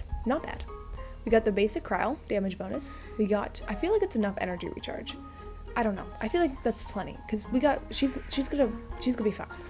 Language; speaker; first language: English; native; English